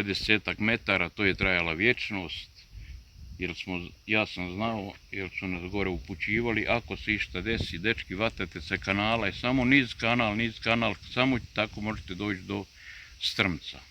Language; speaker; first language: Croatian; native; Croatian